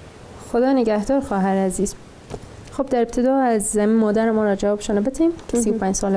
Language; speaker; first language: Persian; native; Persian